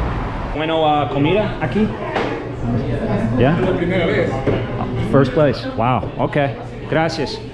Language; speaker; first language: Spanish; non-native, learner; English